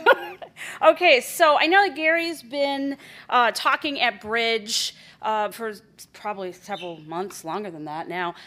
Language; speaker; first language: English; native; English